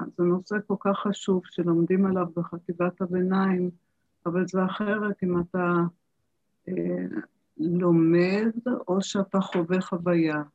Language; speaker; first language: Hebrew; early bilingual, other home language; German